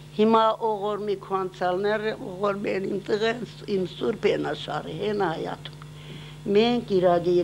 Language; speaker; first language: Armenian; non-native, local second language; Assyrian Neo-Aramaic